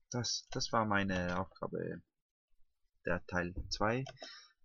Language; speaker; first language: German; non-native, learner; Danish